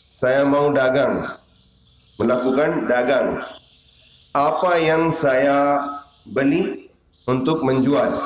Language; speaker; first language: Indonesian; non-native, learner; Urdu